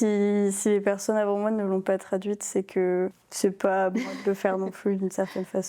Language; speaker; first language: French; native; French